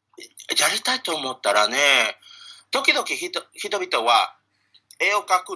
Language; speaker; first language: Japanese; non-native, learner; Spanish